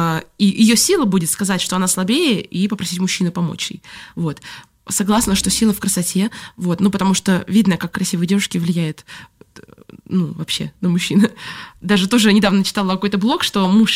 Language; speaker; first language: Russian; native; Russian